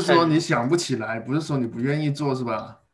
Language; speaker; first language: Chinese; native; Chinese